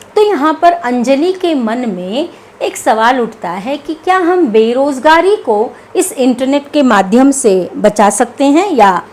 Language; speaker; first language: Hindi; non-native, local second language; Kannada